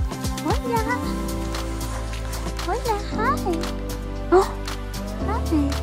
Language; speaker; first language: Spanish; non-native, learner; English